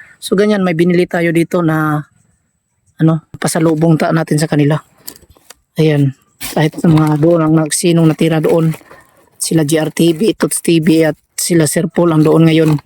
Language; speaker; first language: Filipino; non-native, local second language; Cebuano